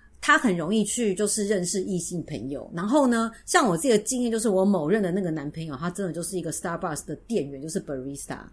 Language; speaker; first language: Chinese; native; Chinese